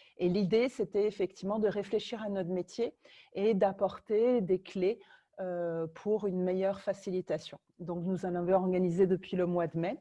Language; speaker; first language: French; native; French